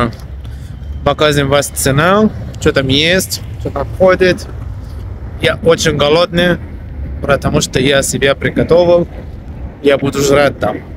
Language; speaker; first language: Russian; non-native, learner; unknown